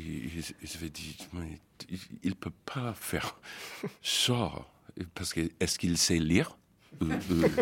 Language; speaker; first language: French; non-native, fluent; English